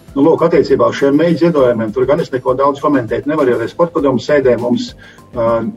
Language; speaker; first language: Latvian; non-native, fluent; Hungarian